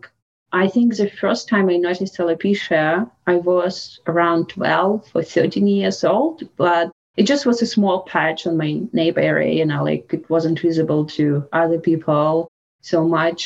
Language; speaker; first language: English; non-native, fluent; Russian